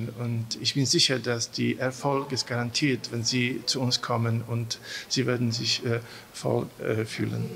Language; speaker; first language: German; non-native, fluent; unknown